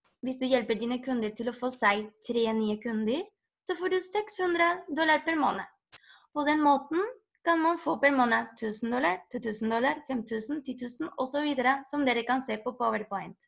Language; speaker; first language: Norwegian; non-native, fluent; Spanish